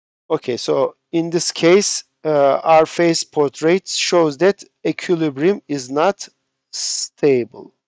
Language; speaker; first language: English; non-native, fluent; Turkish